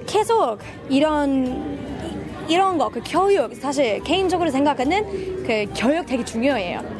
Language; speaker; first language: Korean; non-native, fluent; English